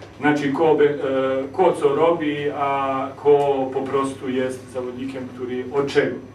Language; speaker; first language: Polish; non-native, learner; Serbian